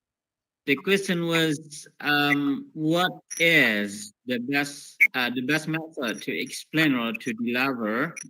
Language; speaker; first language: English; non-native, fluent; Indonesian